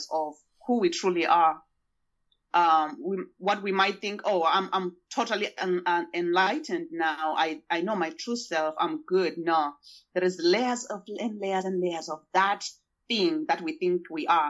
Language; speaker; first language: English; non-native, local second language; Shona